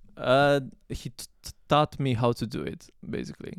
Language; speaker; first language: English; non-native, fluent; Romanian